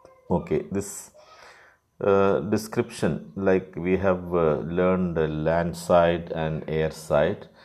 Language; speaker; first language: English; non-native, local second language; Malayalam